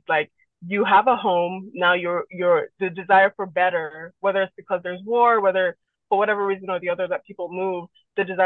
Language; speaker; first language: English; non-native, local second language; Yoruba